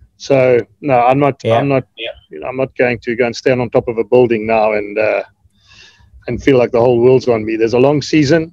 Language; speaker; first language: English; native; English